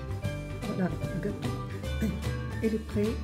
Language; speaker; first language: French; non-native, local second language; Arabic